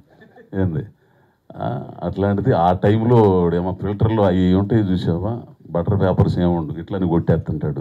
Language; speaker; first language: Telugu; native; Telugu